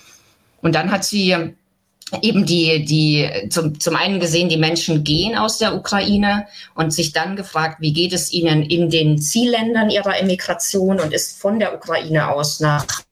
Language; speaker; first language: German; native; German